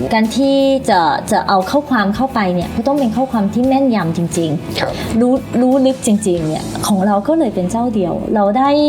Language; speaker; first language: Thai; early bilingual, other home language; Chinese